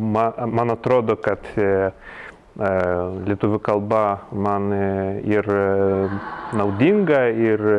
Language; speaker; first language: Lithuanian; non-native, learner; Polish